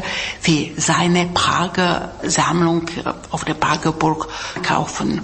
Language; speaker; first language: German; non-native, fluent; Czech